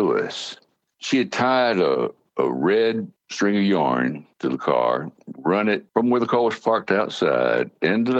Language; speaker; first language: English; native; English